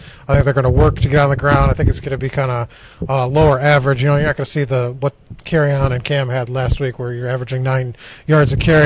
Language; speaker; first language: English; native; English